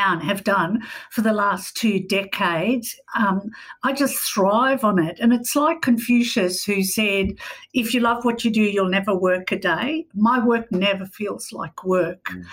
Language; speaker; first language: English; native; English